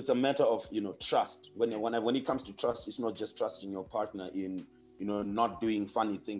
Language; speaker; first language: English; non-native, local second language; Shona